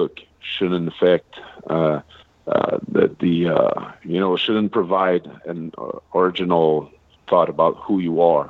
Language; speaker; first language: English; non-native, fluent; French